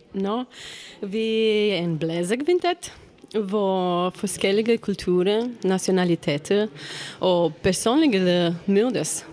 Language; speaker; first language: Danish; non-native, learner; Romanian